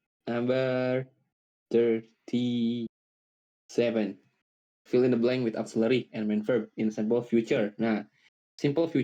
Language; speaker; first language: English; non-native, learner; Indonesian